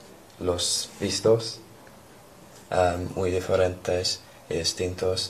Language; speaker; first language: Spanish; non-native, learner; English